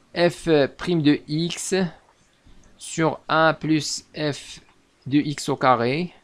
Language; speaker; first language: French; non-native, local second language; Arabic